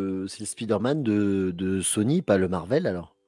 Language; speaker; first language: French; native; French